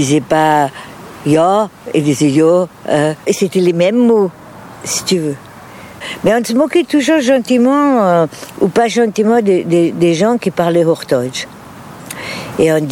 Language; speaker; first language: French; non-native, fluent; German